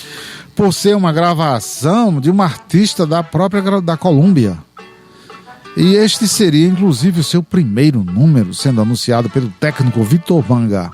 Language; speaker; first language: Portuguese; native; Portuguese